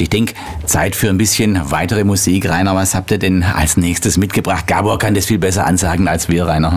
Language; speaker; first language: German; native; German